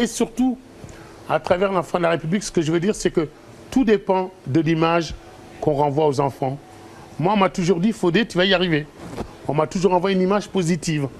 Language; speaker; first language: French; early bilingual, other home language; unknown